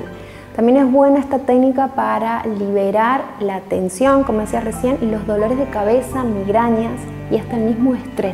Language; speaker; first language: Spanish; native; Spanish